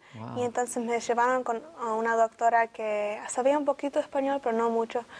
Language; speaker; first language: Spanish; early bilingual, heritage; Spanish